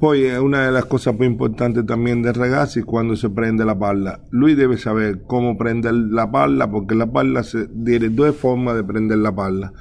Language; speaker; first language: Italian; non-native, learner; Spanish